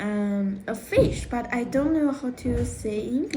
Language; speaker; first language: English; non-native, learner; Chinese